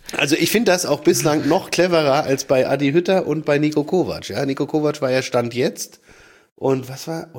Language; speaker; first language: German; native; German